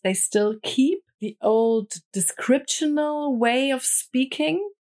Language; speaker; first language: English; non-native, fluent; German